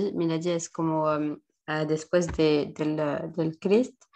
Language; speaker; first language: Spanish; non-native, learner; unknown